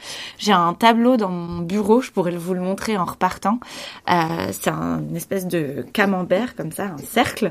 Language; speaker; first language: French; native; French